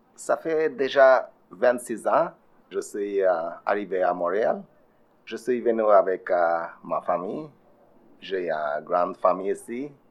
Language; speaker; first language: French; non-native, learner; Bangla